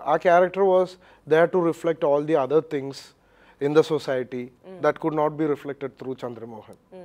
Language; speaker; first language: English; non-native, local second language; Malayalam